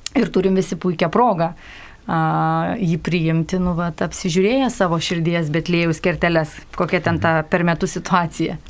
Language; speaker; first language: Lithuanian; native; Lithuanian